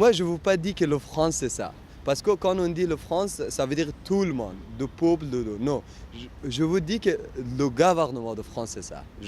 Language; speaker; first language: French; non-native, learner; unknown